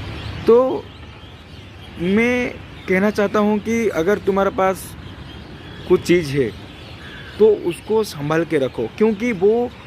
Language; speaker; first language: Hindi; non-native, local second language; Odia